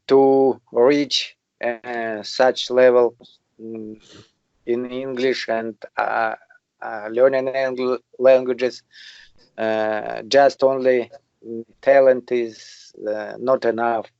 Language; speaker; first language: English; non-native, learner; Russian